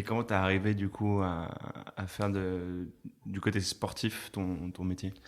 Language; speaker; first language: French; native; French